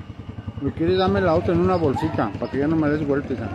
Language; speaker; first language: Spanish; native; Spanish